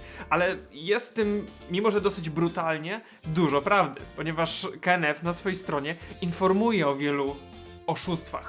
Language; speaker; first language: Polish; native; Polish